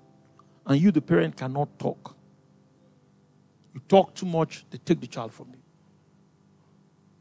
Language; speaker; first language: English; non-native, local second language; Yoruba